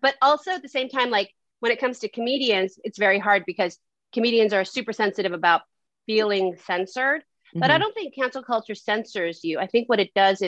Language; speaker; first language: English; native; English